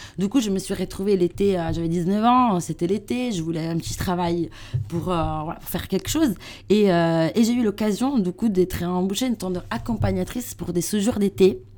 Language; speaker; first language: French; non-native, learner; Italian